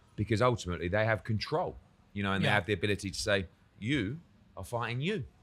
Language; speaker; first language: English; native; English